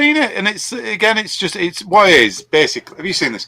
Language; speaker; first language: English; native; English